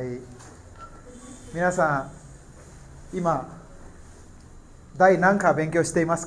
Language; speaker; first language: Japanese; non-native, learner; Nepali